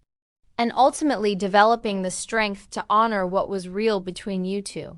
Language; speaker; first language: English; native; English